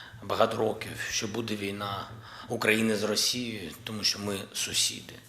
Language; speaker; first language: Ukrainian; non-native, local second language; Russian